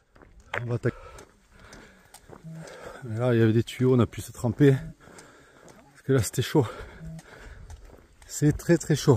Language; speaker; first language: French; native; French